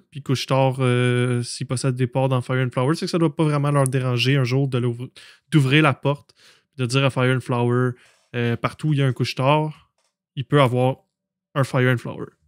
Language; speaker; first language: French; native; French